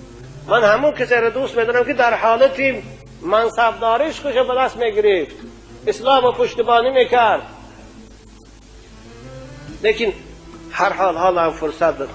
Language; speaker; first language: Persian; native; Persian